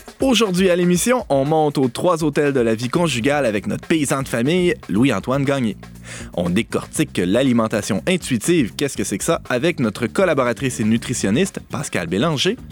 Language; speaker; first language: French; native; French